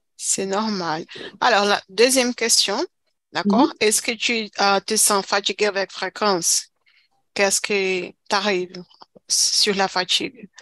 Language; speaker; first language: French; non-native, fluent; Portuguese